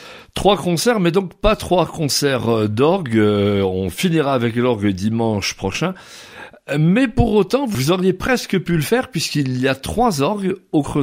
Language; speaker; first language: French; native; French